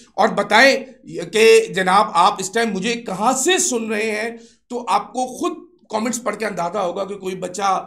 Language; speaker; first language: Urdu; non-native, local second language; Sindhi